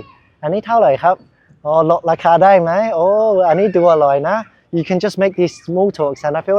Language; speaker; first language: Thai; non-native, learner; English